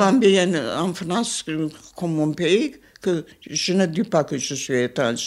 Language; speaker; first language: French; non-native, fluent; Armenian